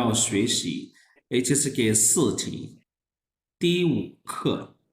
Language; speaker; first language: Chinese; non-native, fluent; Urdu